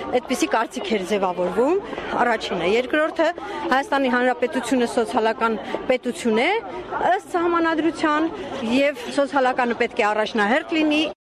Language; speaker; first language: Armenian; native; Armenian